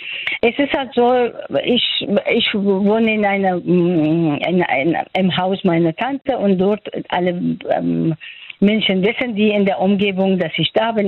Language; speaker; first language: German; non-native, fluent; Persian